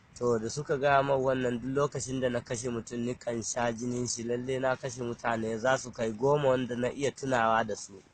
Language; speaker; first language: Hausa; non-native, local second language; Fula